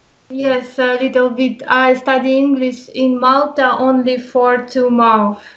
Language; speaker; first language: English; non-native, learner; Russian